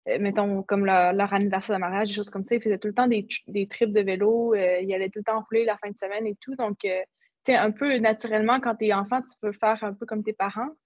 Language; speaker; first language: French; native; French